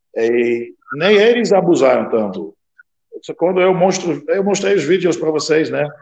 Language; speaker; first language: Portuguese; non-native, fluent; Dutch